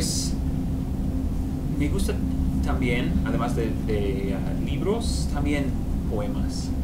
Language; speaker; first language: Spanish; non-native, fluent; English